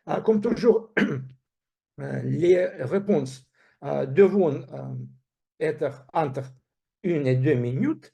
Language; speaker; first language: French; non-native, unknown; Russian